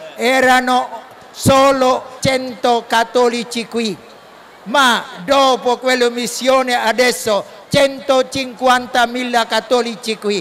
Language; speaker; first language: Italian; non-native, fluent; Indonesian